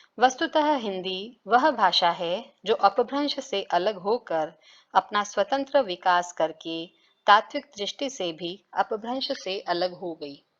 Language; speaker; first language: Hindi; native; Hindi